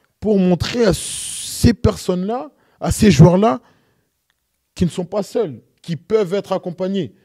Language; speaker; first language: French; native; French